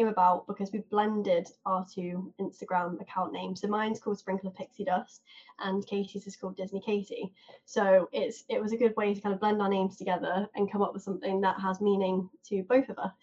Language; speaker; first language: English; native; English